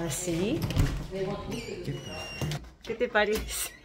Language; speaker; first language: Spanish; native; Spanish